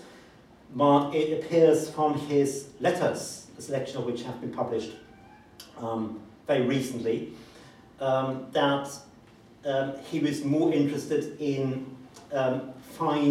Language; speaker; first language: English; non-native, fluent; German